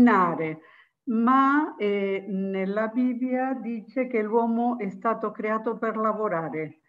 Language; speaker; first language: Italian; non-native, fluent; Spanish